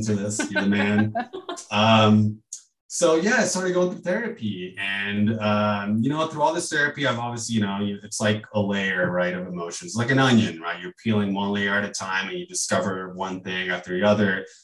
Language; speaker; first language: English; native; English